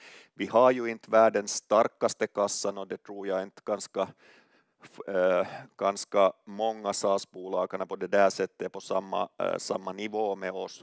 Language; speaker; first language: Swedish; non-native, local second language; Finnish